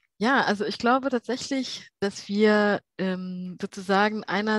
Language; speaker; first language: German; native; German